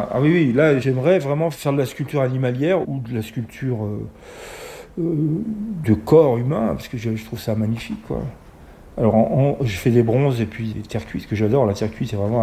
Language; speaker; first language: French; native; French